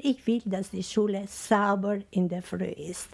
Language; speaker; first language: German; non-native, fluent; Albanian